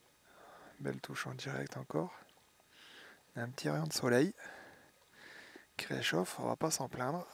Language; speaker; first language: French; native; French